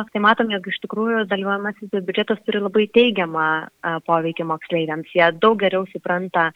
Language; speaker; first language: Lithuanian; native; Lithuanian